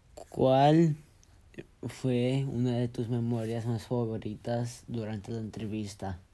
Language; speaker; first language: Spanish; early bilingual, heritage; Spanish